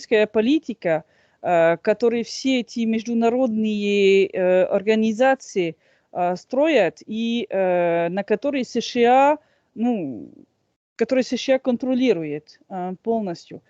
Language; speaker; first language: Russian; non-native, fluent; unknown